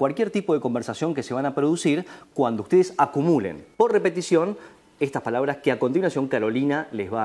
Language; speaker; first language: Spanish; native; Spanish